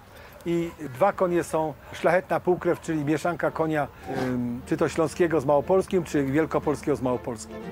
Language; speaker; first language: Polish; native; Polish